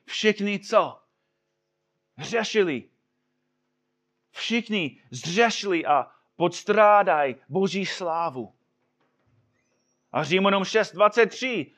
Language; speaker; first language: Czech; non-native, fluent; English